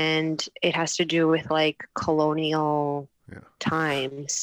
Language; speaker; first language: English; native; English